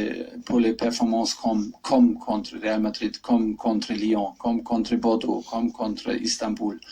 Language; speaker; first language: French; non-native, fluent; German